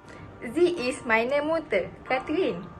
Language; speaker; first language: German; non-native, learner; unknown